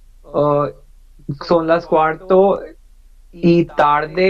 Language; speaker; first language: Spanish; non-native, learner; Hindi